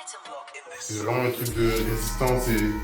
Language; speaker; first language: French; native; French